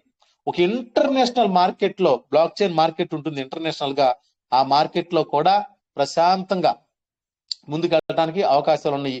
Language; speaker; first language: Telugu; native; Telugu